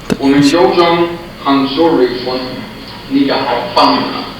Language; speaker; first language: Chinese; non-native, learner; Swedish